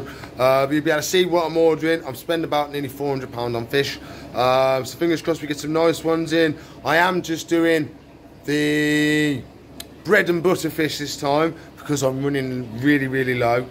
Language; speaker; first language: English; native; English